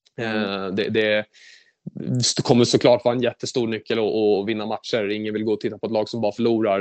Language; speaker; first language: Swedish; native; Swedish